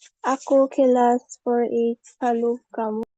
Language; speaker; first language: Indonesian; non-native, learner; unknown